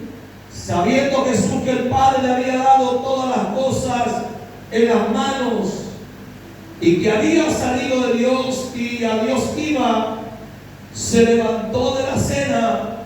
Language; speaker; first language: Spanish; native; Spanish